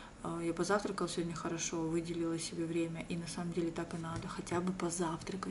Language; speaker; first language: Russian; native; Russian